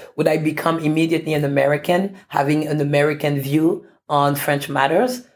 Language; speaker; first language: English; non-native, fluent; French